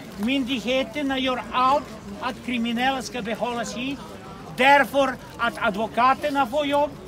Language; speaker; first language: Swedish; non-native, fluent; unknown